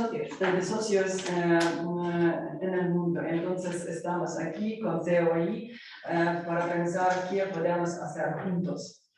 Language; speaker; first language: Spanish; non-native, learner; Ukrainian